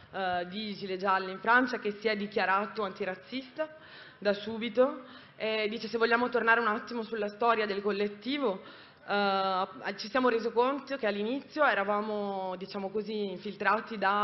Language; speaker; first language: Italian; native; Italian